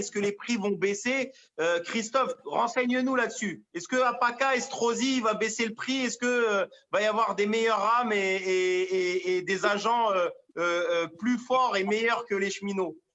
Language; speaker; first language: French; native; French